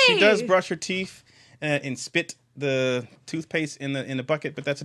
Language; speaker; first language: English; native; English